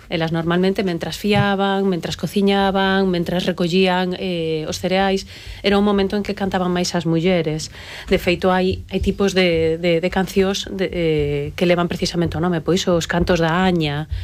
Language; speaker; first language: Galician; native; Galician